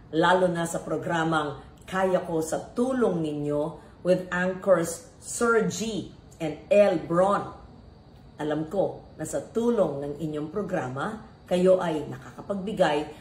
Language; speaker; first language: Filipino; native; Filipino